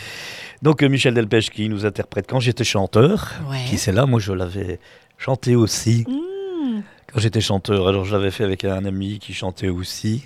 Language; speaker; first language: French; native; French